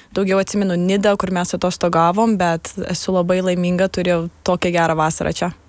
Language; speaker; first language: Lithuanian; early bilingual, heritage; Lithuanian